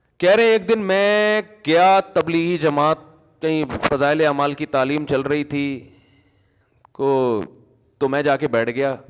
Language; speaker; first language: Urdu; native; Urdu